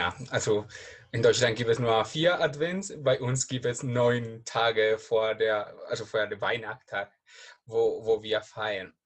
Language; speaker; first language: German; non-native, learner; Spanish